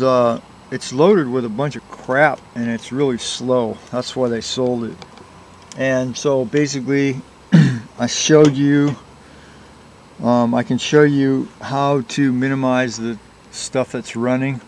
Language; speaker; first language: English; native; English